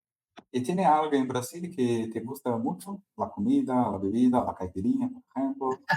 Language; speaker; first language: Spanish; non-native, fluent; Portuguese